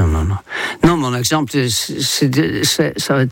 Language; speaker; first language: French; non-native, fluent; Dutch